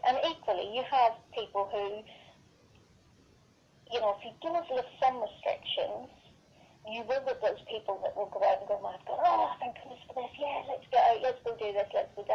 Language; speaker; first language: English; native; English